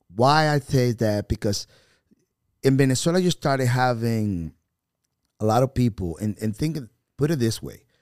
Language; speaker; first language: English; non-native, fluent; Spanish